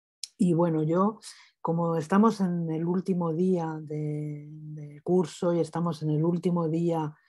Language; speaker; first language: Spanish; native; Spanish